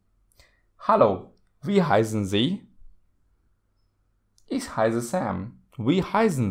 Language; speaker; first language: German; non-native, fluent; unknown